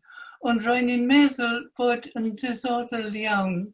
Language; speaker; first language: Welsh; non-native, fluent; English